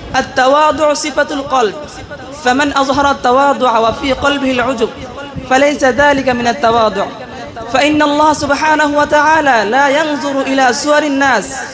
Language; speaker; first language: Arabic; non-native, fluent; Bangla